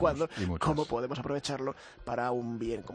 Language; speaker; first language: Spanish; native; Spanish